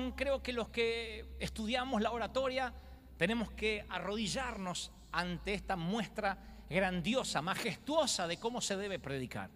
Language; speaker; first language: Spanish; native; Spanish